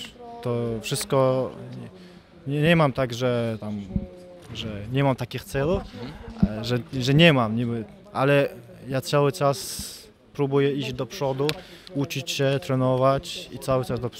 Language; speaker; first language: Polish; non-native, fluent; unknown